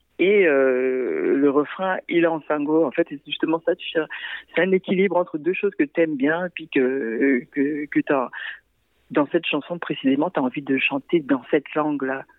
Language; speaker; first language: French; non-native, local second language; Sango